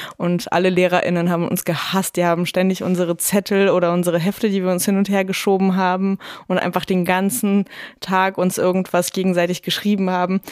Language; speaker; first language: German; early bilingual, other home language; Russian